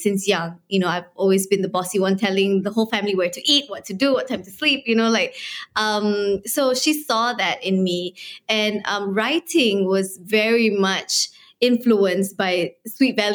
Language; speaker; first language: English; non-native, local second language; Malay